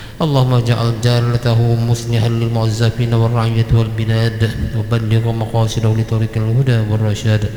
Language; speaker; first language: Arabic; non-native, fluent; Malay